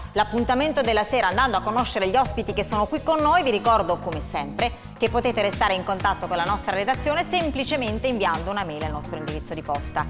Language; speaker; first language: Italian; native; Italian